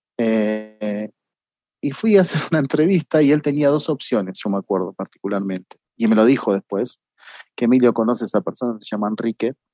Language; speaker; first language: Spanish; native; Spanish